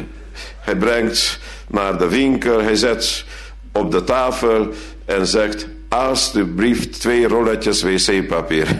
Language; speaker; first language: Dutch; non-native, fluent; Hungarian